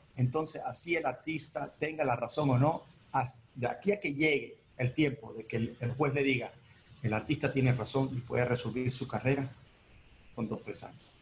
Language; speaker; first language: Spanish; early bilingual, heritage; Spanish